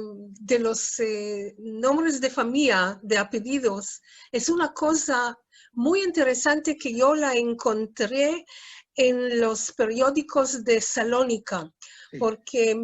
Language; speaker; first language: Spanish; early bilingual, heritage; Spanish